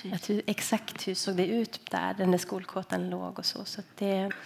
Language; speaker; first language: Swedish; native; Swedish